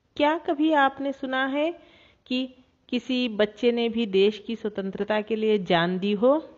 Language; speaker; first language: Hindi; non-native, local second language; Kannada